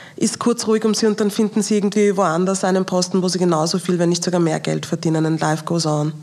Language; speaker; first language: German; native; German